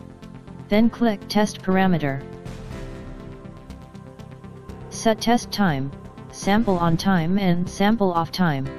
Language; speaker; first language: English; non-native, fluent; Chinese